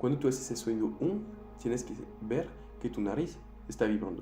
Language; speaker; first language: Spanish; non-native, fluent; French